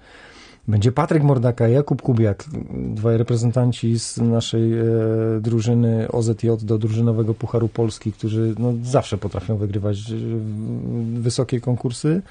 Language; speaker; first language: Polish; native; Polish